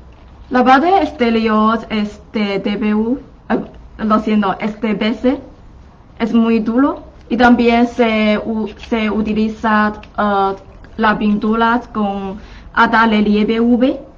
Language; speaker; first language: Spanish; non-native, fluent; Chinese